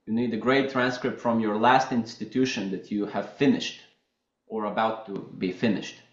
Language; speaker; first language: English; non-native, fluent; Latvian